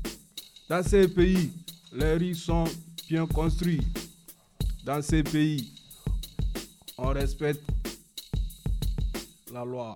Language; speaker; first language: French; non-native, learner; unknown